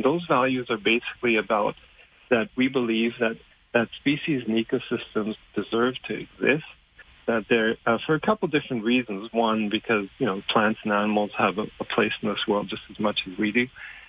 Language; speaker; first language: English; non-native, fluent; German